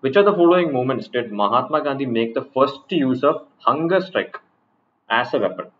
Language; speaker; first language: English; non-native, local second language; Malayalam